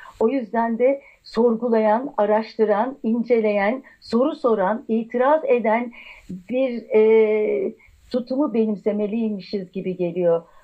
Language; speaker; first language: Turkish; native; Turkish